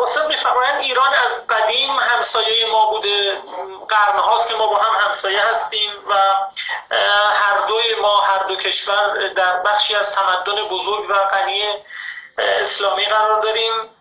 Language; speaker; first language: Turkish; non-native, fluent; Persian